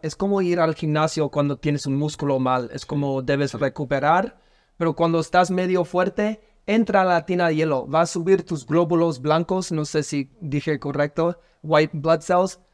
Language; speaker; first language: Spanish; non-native, learner; English